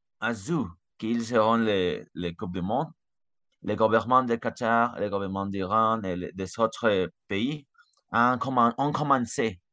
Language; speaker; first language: French; non-native, learner; Spanish